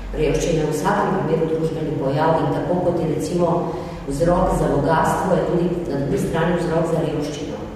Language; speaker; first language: Slovenian; native; Slovenian